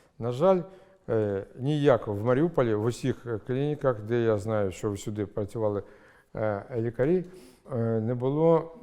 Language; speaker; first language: Ukrainian; non-native, local second language; Russian